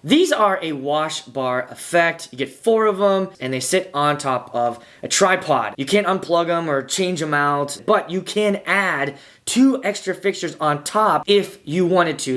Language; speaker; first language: English; native; English